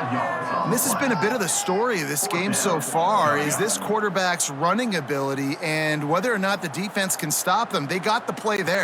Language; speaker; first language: English; native; English